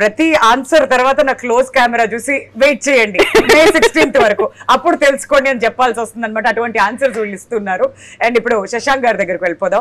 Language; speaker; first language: Telugu; native; Telugu